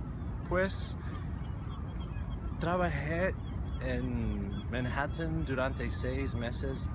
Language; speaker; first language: Spanish; non-native, fluent; English